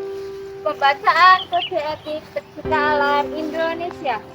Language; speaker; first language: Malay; non-native, local second language; Javanese